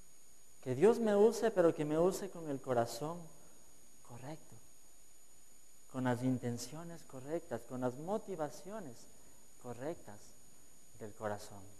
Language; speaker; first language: Spanish; native; Spanish